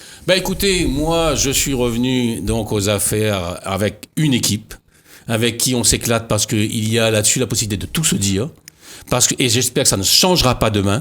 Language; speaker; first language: French; native; French